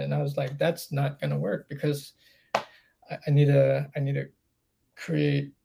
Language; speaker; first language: English; native; English